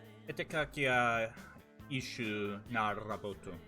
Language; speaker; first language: Russian; non-native, learner; English